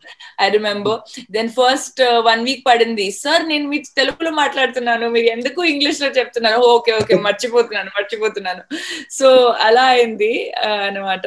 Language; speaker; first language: Telugu; non-native, fluent; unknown